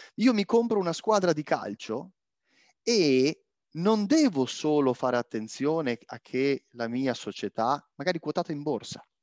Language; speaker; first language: Italian; native; Italian